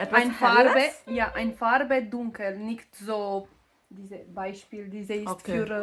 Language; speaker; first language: German; non-native, learner; Romanian